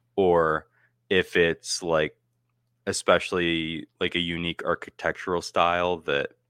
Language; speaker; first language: English; native; English